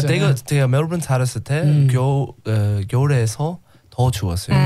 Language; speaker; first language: Korean; non-native, learner; English